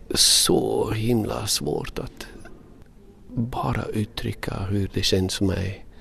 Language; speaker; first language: Swedish; non-native, fluent; English